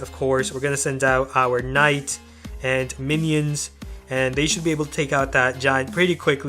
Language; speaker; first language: English; native; English